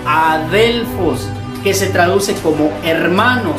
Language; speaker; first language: Spanish; native; Spanish